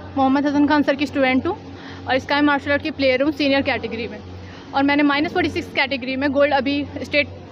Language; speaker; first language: Hindi; native; Hindi